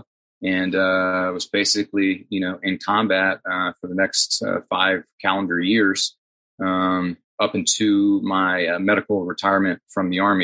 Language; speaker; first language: English; native; English